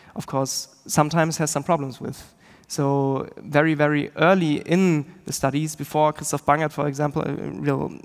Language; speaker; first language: English; non-native, fluent; German